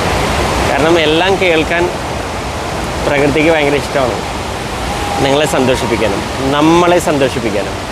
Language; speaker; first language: Malayalam; native; Malayalam